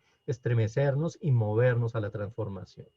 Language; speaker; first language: Spanish; native; Spanish